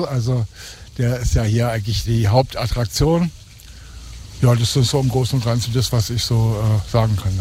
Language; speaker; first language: German; native; German